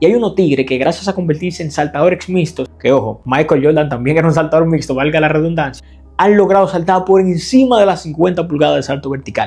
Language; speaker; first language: Spanish; native; Spanish